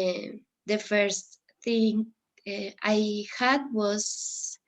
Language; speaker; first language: English; non-native, learner; Spanish